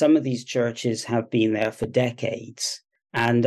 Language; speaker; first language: English; native; English